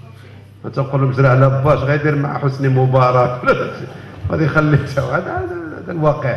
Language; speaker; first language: Arabic; native; Arabic